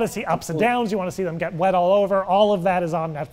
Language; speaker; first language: English; native; English